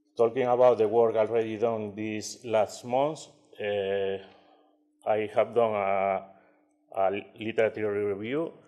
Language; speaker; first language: English; non-native, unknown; Spanish